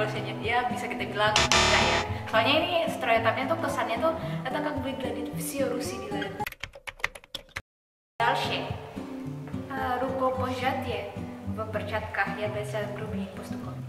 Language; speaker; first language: Russian; non-native, learner; Indonesian